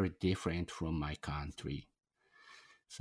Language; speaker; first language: English; non-native, learner; Japanese